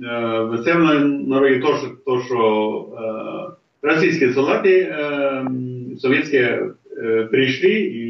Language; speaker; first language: Russian; non-native, fluent; Norwegian